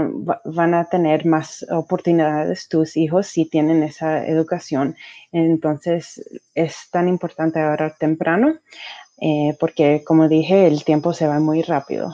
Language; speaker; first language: Spanish; early bilingual, heritage; Spanish